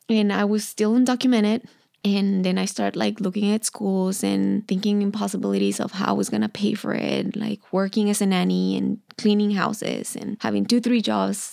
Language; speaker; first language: English; non-native, fluent; Spanish